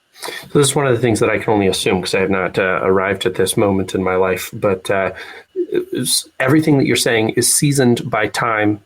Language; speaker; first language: English; native; English